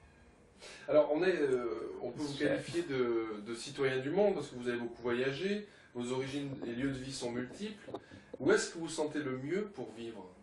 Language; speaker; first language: French; native; French